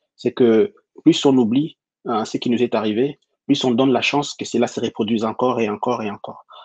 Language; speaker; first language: French; non-native, local second language; Lingala